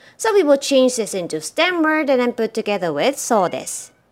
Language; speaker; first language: English; non-native, fluent; Japanese